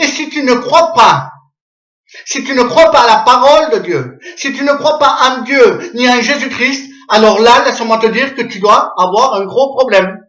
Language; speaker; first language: French; native; French